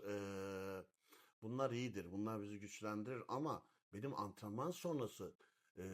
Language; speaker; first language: Turkish; native; Turkish